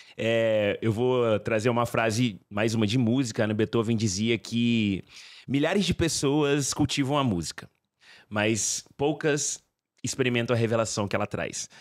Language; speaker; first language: Portuguese; native; Portuguese